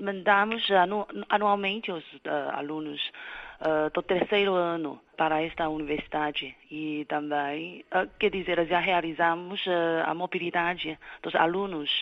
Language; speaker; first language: Portuguese; non-native, fluent; Chinese